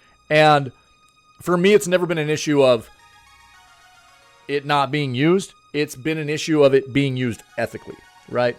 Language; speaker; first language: English; native; English